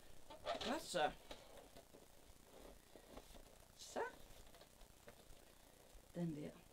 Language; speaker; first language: Danish; native; Danish